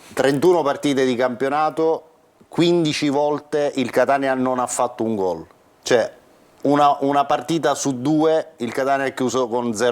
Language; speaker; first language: Italian; native; Italian